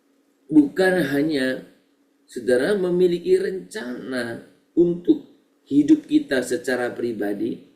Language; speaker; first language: Indonesian; native; Indonesian